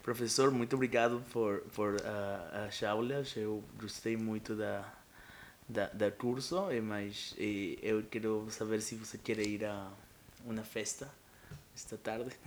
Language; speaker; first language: Portuguese; non-native, learner; Spanish